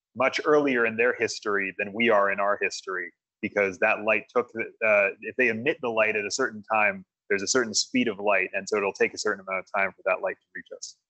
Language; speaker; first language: English; native; English